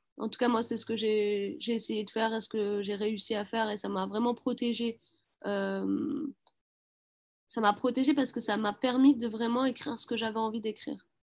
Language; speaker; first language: French; early bilingual, other home language; Arabic